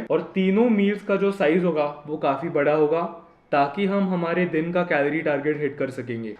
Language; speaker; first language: Hindi; non-native, local second language; Marathi